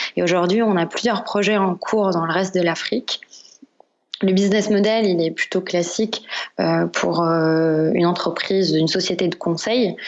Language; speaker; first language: French; non-native, local second language; Arabic